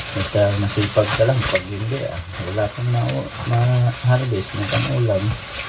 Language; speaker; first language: Filipino; non-native, local second language; Cebuano